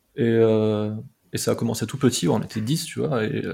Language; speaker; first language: French; native; French